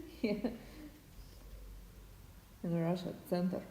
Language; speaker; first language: English; non-native, learner; Russian